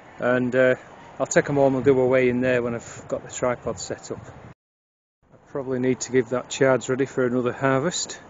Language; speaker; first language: English; native; English